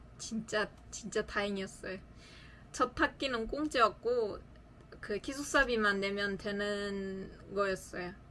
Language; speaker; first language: Korean; non-native, fluent; Uzbek